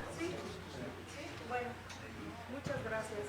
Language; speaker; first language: Spanish; native; Spanish